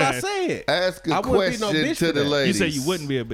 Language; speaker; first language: English; native; English